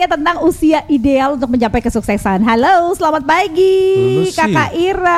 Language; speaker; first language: Indonesian; native; Indonesian